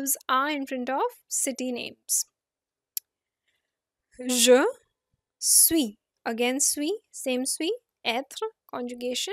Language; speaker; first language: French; non-native, fluent; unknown